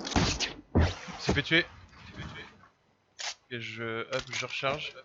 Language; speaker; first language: French; native; French